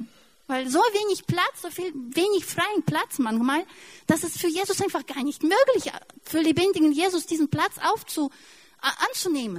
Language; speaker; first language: German; non-native, fluent; Russian